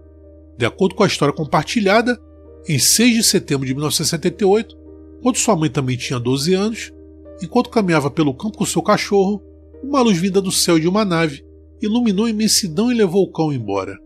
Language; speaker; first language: Portuguese; native; Portuguese